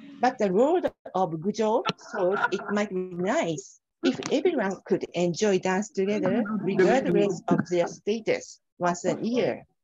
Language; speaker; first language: English; non-native, fluent; Japanese